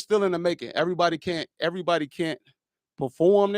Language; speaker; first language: English; native; English